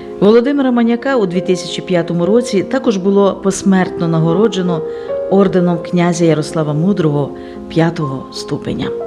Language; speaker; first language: Ukrainian; native; Ukrainian